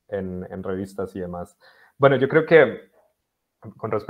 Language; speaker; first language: Spanish; native; Spanish